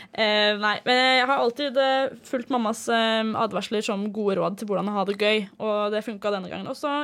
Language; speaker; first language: Norwegian; early bilingual, other home language; Danish